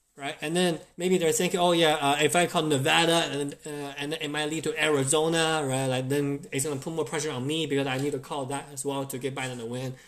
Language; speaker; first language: English; non-native, fluent; Chinese